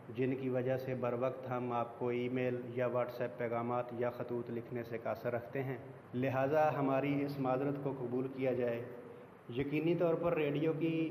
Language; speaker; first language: Urdu; non-native, local second language; Punjabi